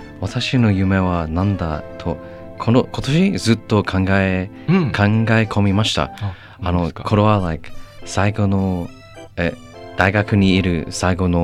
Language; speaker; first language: Japanese; non-native, learner; English